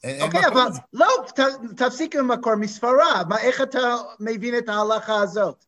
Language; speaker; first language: Hebrew; non-native, fluent; English